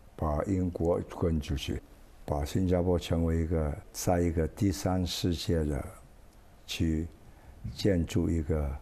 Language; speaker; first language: Chinese; non-native, fluent; English